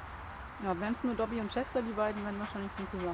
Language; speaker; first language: German; native; German